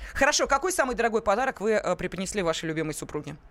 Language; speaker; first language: Russian; native; Russian